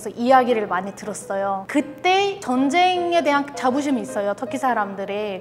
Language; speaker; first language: Korean; non-native, fluent; Turkish